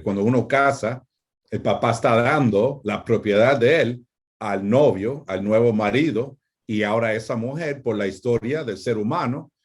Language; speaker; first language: Spanish; non-native, fluent; English